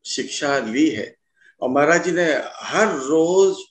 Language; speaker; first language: Hindi; native; Hindi